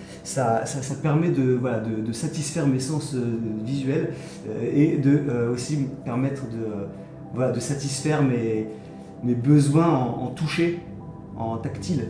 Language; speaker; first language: French; native; French